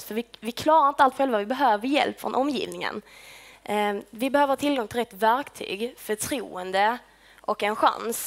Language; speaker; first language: Swedish; native; Swedish